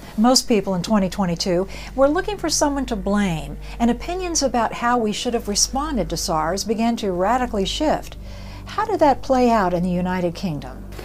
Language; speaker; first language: English; native; English